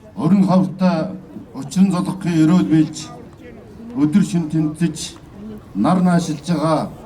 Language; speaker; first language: Mongolian; non-native, local second language; Kazakh